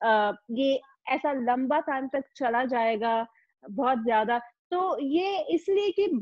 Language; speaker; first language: Hindi; non-native, fluent; Pashto